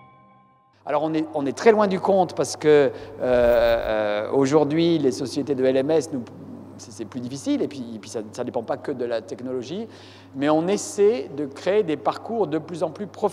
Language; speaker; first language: French; native; French